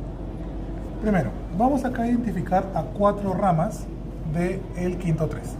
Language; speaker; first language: Spanish; native; Spanish